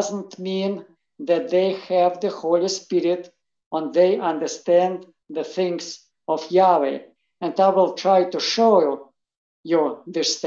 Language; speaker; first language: English; non-native, fluent; Russian